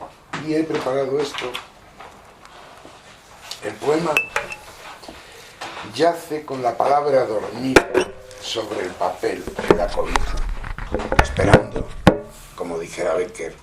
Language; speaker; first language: Spanish; native; Spanish